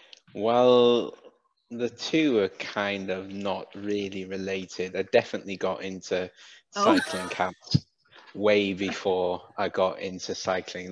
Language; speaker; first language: English; native; English